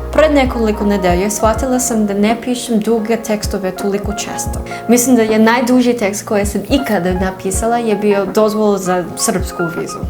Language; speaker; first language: Serbian; non-native, learner; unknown